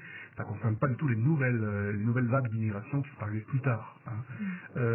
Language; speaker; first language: French; native; French